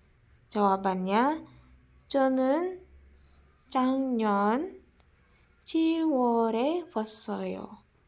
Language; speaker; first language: Korean; non-native, fluent; Indonesian